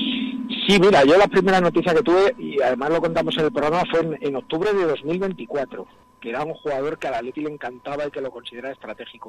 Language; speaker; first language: Spanish; native; Spanish